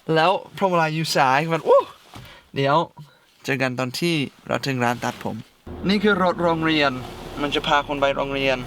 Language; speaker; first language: Thai; non-native, fluent; English